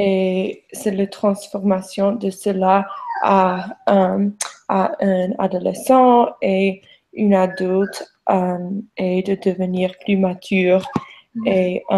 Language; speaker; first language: French; non-native, learner; English